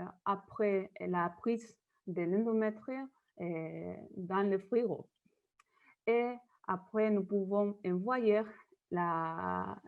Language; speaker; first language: French; non-native, learner; Spanish